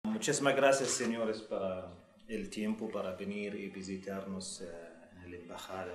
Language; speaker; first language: Spanish; non-native, fluent; Arabic